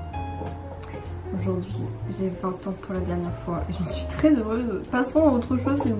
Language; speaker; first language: French; native; French